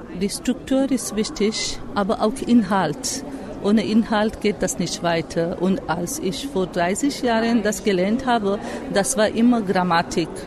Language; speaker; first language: German; non-native, fluent; Marathi